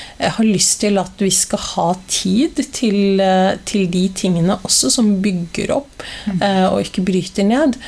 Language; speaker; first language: Norwegian; early bilingual, other home language; Somali